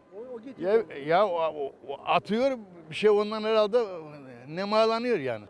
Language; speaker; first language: Turkish; native; Turkish